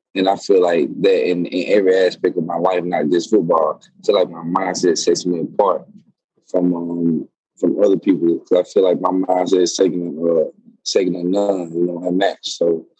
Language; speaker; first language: English; native; English